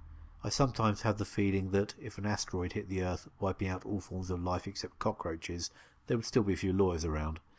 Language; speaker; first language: English; native; English